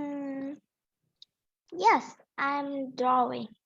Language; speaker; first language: English; non-native, learner; Vietnamese